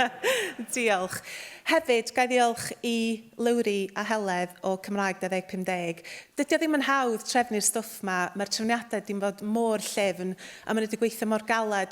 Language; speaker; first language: Welsh; native; Welsh